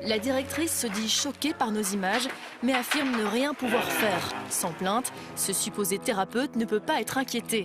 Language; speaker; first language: French; native; French